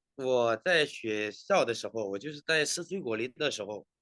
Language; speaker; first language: Chinese; non-native, fluent; Indonesian